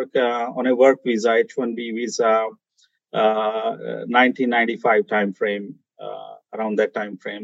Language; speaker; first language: English; non-native, local second language; Hindi